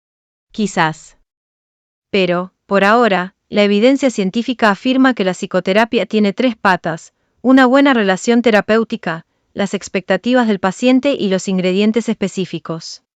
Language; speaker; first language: Spanish; native; Spanish